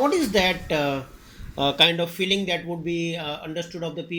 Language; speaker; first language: English; non-native, fluent; Gujarati